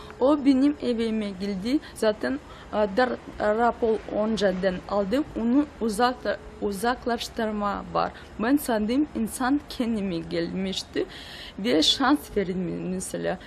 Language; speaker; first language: Turkish; non-native, learner; Russian